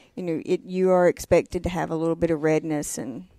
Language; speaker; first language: English; native; English